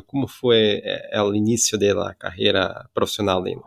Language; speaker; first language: Spanish; non-native, fluent; Portuguese